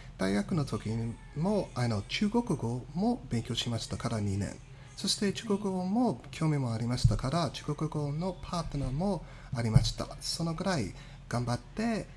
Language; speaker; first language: Japanese; non-native, fluent; English